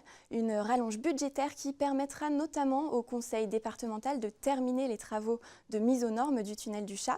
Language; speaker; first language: French; native; French